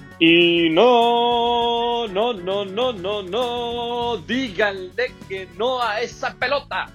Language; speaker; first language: Spanish; native; Spanish